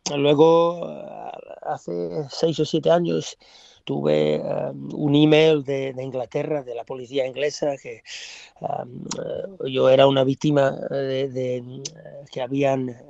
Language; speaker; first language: Spanish; non-native, fluent; English